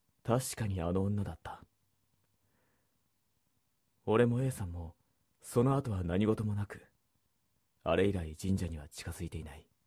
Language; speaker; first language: Japanese; native; Japanese